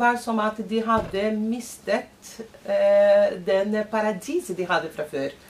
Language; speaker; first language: Norwegian; non-native, fluent; Portuguese